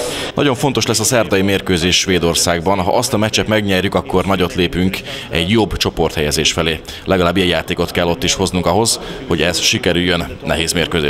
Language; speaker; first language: Hungarian; native; Hungarian